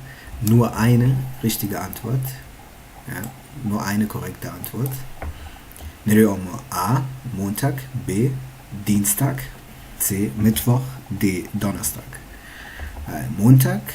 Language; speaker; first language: German; non-native, learner; Tigrinya